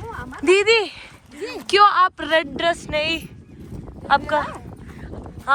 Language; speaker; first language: Hindi; non-native, local second language; Malayalam